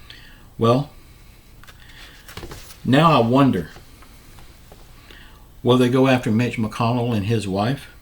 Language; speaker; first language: English; native; English